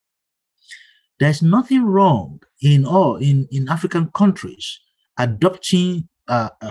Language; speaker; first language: English; non-native, local second language; Yoruba